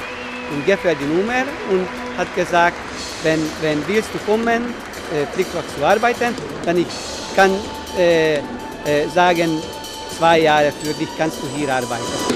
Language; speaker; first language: German; non-native, learner; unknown